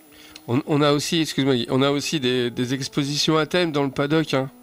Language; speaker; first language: French; native; French